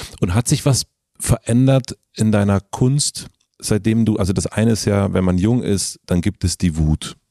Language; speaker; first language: German; native; German